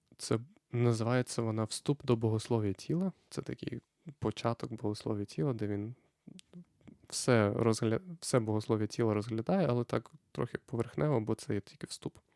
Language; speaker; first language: Ukrainian; non-native, fluent; Lithuanian